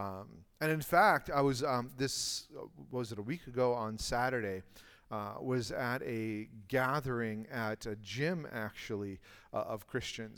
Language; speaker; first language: English; native; English